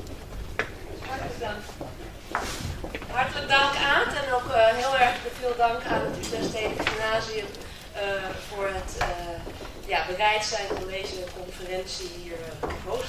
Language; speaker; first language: Dutch; native; Dutch